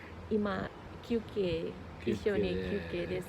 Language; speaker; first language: Japanese; non-native, learner; Indonesian